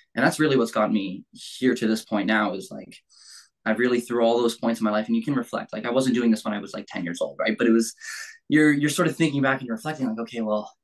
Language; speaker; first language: English; native; English